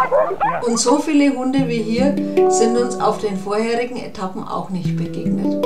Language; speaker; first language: German; native; German